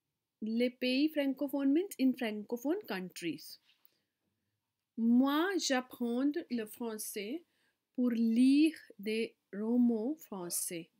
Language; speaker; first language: French; non-native, fluent; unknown